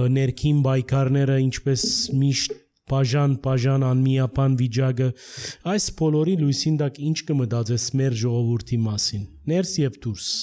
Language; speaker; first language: Armenian; early bilingual, heritage; Armenian